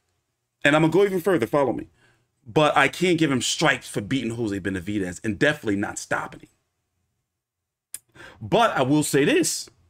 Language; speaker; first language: English; native; English